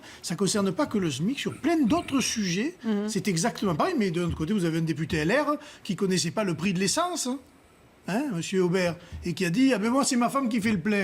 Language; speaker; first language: French; native; French